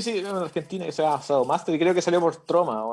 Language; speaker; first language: Spanish; native; Spanish